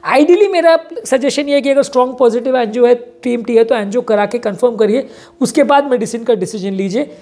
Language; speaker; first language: Hindi; native; Hindi